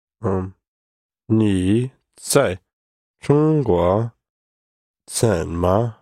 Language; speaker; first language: Chinese; non-native, learner; English